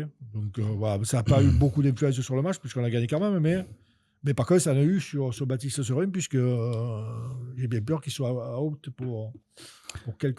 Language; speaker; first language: French; native; French